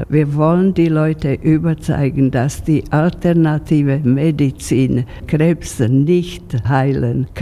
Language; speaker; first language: German; non-native, fluent; Slovak